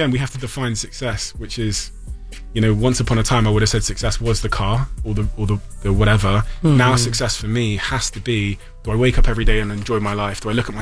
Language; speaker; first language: English; native; English